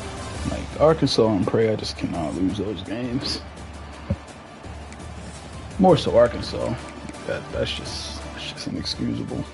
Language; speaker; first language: English; native; English